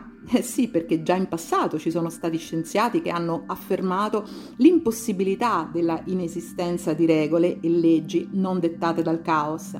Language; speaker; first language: Italian; native; Italian